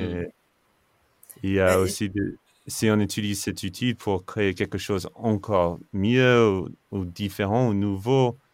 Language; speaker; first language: French; non-native, fluent; English